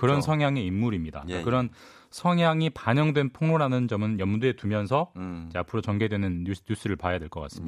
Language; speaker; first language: Korean; native; Korean